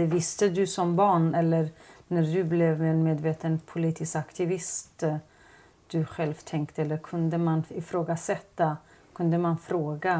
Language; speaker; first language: Swedish; non-native, fluent; Kurdish